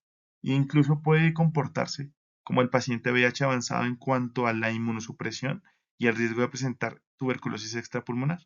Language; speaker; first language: Spanish; native; Spanish